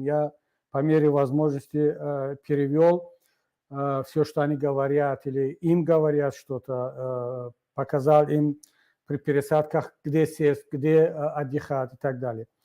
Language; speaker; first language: Russian; non-native, local second language; Tajik